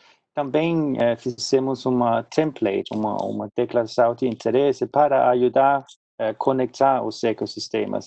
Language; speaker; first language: Portuguese; non-native, fluent; Swedish